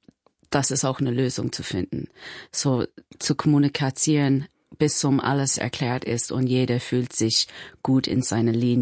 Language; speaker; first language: German; non-native, fluent; English